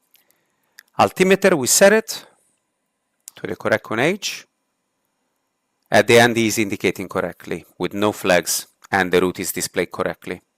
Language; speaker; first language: English; non-native, fluent; Italian